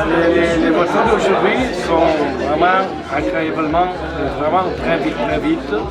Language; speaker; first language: French; non-native, fluent; Italian